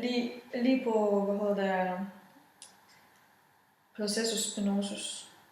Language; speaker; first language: Danish; non-native, fluent; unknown